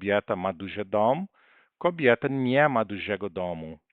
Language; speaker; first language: Polish; non-native, learner; Portuguese